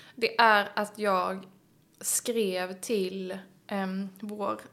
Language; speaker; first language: Swedish; native; Swedish